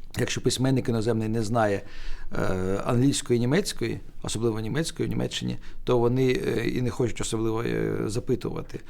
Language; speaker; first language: Ukrainian; non-native, local second language; Russian